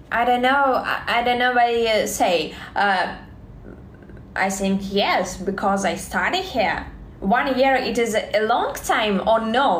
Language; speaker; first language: English; non-native, learner; Russian